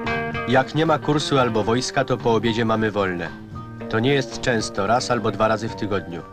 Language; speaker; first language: Polish; native; Polish